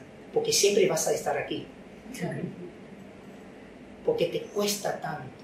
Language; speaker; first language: Spanish; non-native, fluent; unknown